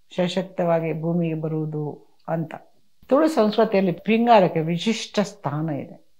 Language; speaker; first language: Kannada; non-native, local second language; Tulu